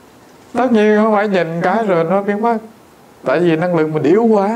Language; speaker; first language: Vietnamese; native; Vietnamese